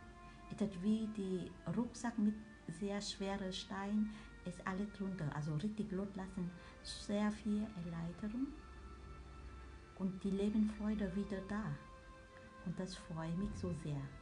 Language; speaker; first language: German; non-native, learner; Vietnamese